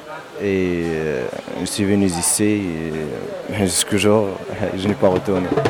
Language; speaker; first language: French; non-native, local second language; Berber languages